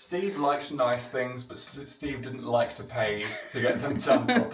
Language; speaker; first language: English; native; English